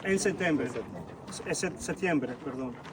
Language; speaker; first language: Spanish; non-native, fluent; Greek